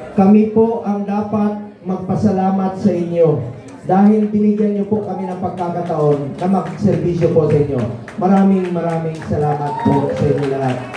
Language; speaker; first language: Filipino; non-native, local second language; Cebuano